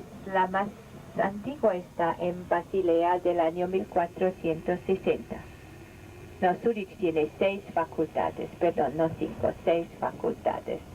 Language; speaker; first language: Spanish; non-native, fluent; German